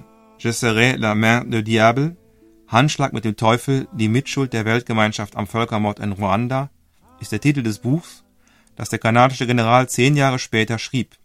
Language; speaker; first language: German; native; German